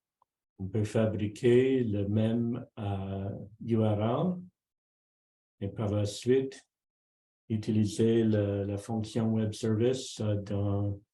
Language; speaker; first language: French; non-native, local second language; English